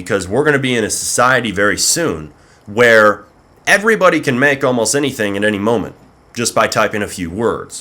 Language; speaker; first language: English; native; English